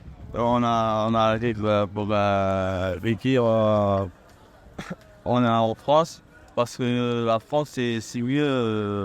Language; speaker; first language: French; non-native, local second language; Arabic